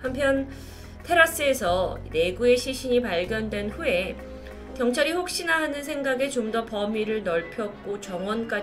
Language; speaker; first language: Korean; native; Korean